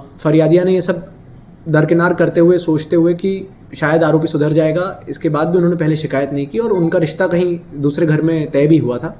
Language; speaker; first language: Hindi; native; Hindi